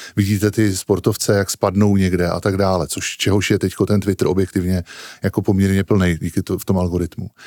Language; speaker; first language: Czech; native; Czech